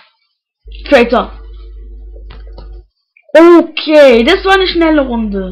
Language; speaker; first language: German; native; German